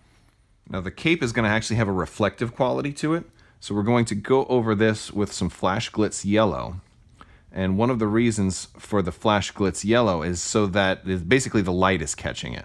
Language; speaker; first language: English; native; English